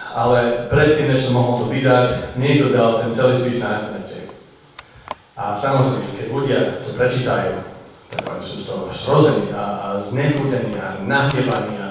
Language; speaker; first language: Slovak; non-native, fluent; English